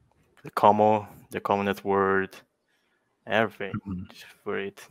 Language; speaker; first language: English; non-native, fluent; Portuguese